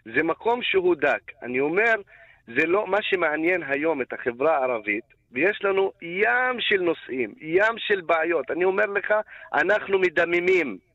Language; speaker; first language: Hebrew; non-native, local second language; Arabic